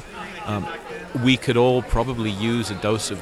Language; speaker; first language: English; native; English